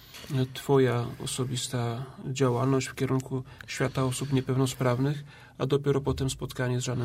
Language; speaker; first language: Polish; native; Polish